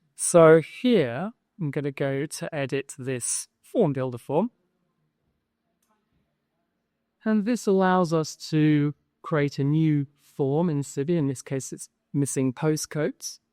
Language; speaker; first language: English; native; English